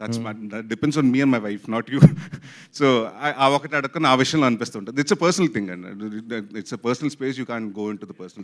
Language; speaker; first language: Telugu; native; Telugu